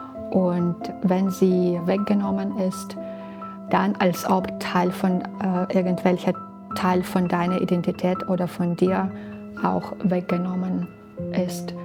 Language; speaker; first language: German; non-native, fluent; Belarusian